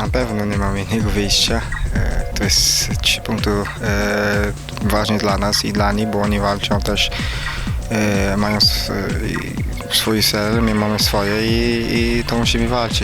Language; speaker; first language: Polish; non-native, learner; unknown